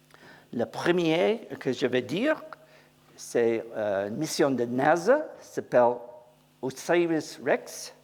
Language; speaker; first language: French; non-native, learner; English